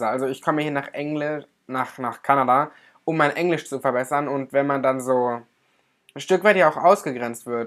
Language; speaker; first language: German; native; German